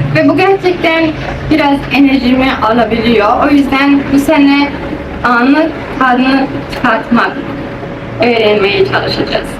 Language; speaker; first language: Turkish; early bilingual, heritage; Turkish